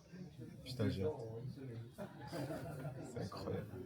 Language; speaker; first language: French; native; French